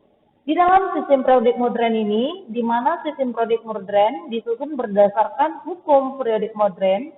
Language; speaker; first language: Indonesian; native; Indonesian